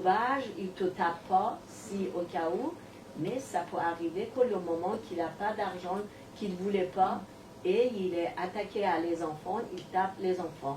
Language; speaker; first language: French; non-native, learner; Persian